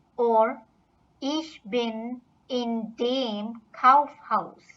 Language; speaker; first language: German; non-native, fluent; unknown